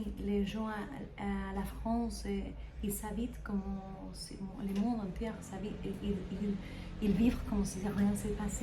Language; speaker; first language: French; non-native, learner; Spanish